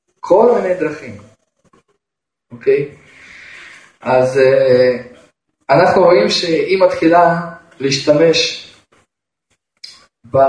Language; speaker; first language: Hebrew; non-native, fluent; Russian